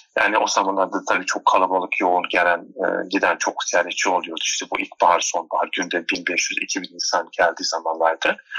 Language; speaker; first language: Turkish; non-native, local second language; Turoyo